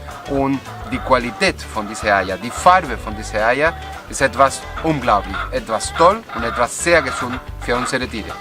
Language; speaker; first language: German; non-native, fluent; Spanish